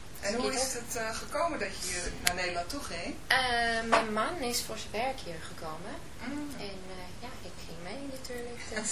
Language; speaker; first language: Dutch; non-native, fluent; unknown